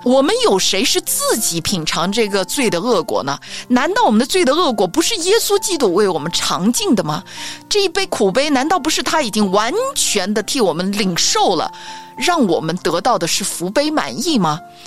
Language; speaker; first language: Chinese; native; Chinese